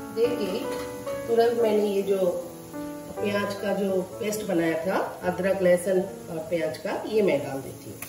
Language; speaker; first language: Hindi; non-native, local second language; Bangla